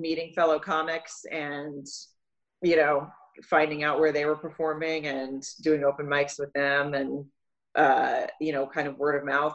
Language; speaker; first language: English; native; English